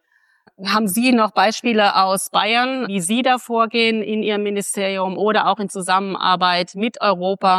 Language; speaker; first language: German; native; German